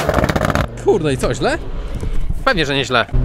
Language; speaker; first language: Polish; native; Polish